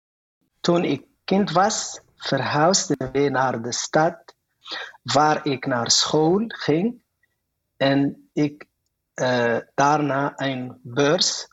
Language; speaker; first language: Dutch; non-native, learner; Arabic